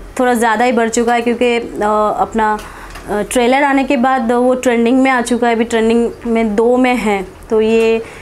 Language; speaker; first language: Hindi; non-native, local second language; Bangla